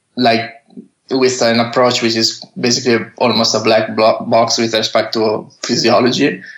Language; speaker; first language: English; non-native, fluent; Italian